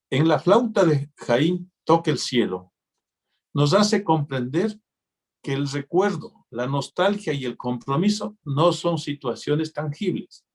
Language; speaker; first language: Spanish; native; Spanish